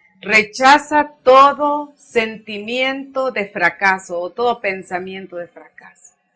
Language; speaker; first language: Spanish; native; Spanish